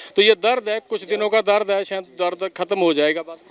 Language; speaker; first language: Hindi; non-native, local second language; Punjabi